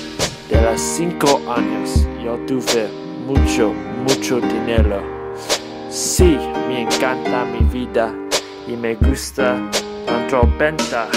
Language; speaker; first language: Spanish; non-native, learner; English